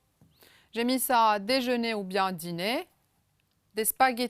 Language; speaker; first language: French; non-native, fluent; Romanian